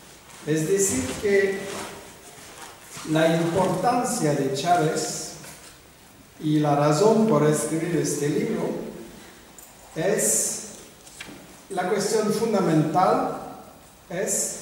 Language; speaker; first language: Spanish; non-native, fluent; French